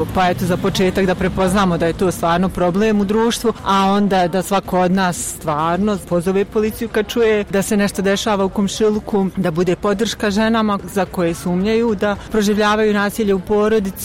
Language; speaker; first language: Croatian; native; Croatian